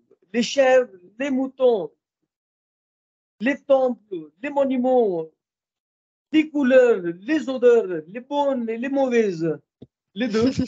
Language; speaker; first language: French; non-native, fluent; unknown